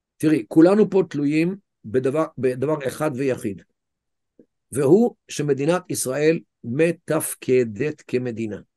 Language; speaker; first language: Hebrew; native; Hebrew